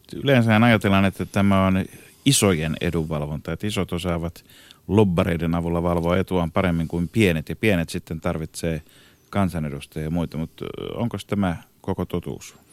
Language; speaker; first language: Finnish; native; Finnish